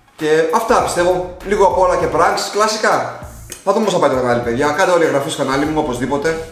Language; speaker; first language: Greek; early bilingual, other home language; Russian